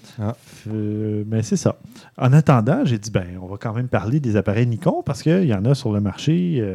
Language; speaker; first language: French; native; French